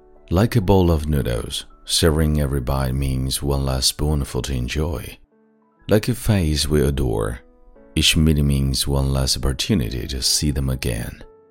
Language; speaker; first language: English; non-native, fluent; Chinese